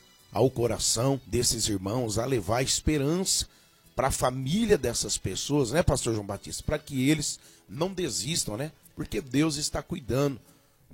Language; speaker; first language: Portuguese; native; Portuguese